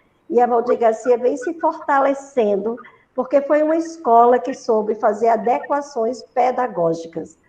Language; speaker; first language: Portuguese; native; Portuguese